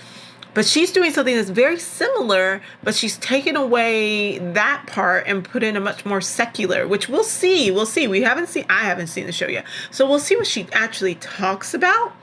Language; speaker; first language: English; native; English